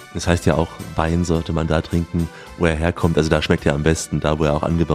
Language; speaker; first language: German; native; German